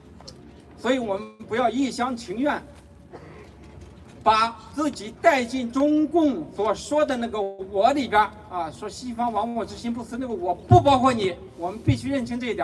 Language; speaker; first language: Chinese; native; Chinese